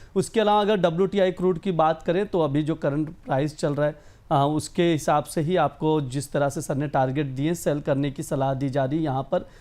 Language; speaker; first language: Hindi; native; Hindi